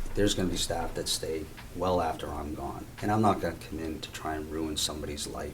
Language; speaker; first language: English; native; English